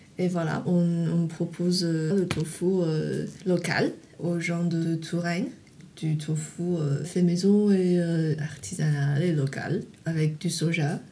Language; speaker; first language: French; non-native, fluent; Chinese